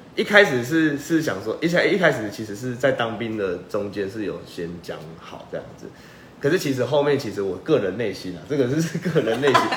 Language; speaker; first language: Chinese; native; Chinese